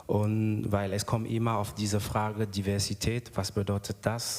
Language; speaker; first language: German; non-native, learner; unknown